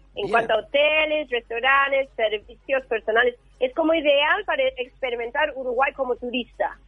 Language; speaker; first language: Spanish; non-native, fluent; English